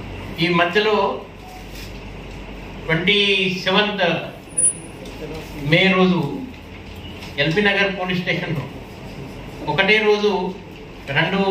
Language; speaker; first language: Telugu; native; Telugu